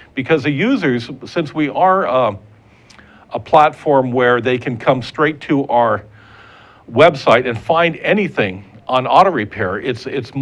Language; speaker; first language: English; native; English